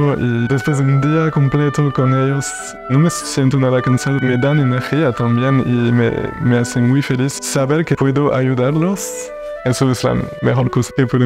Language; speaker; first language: Spanish; non-native, fluent; French